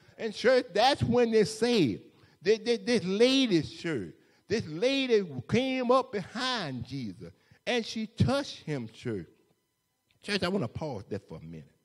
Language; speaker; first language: English; native; English